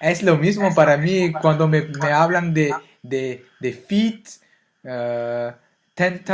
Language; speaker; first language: Spanish; non-native, fluent; French